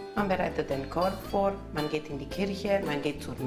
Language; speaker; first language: German; non-native, local second language; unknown